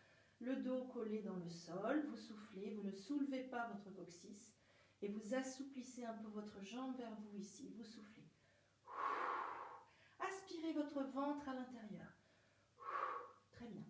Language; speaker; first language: French; native; French